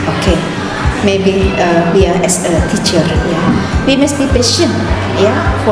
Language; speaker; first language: English; non-native, learner; Indonesian